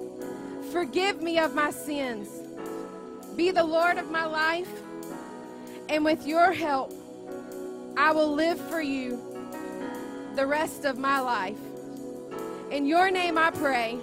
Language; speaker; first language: English; native; English